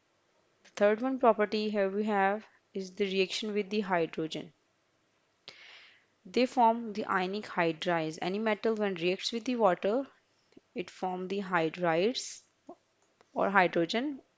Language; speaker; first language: English; non-native, local second language; Urdu